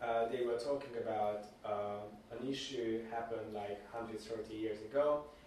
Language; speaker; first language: English; non-native, fluent; Hungarian